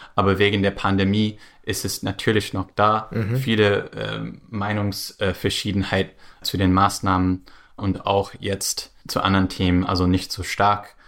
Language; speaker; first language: German; non-native, fluent; English